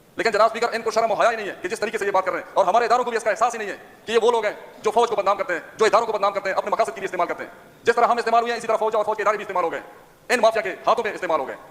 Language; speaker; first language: Urdu; non-native, local second language; Pashto